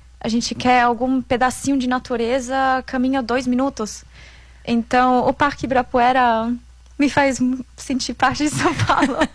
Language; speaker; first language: Portuguese; non-native, fluent; German